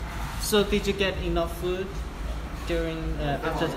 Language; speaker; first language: English; non-native, fluent; Cantonese